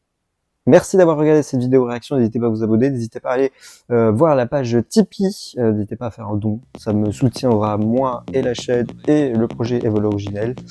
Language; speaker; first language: French; native; French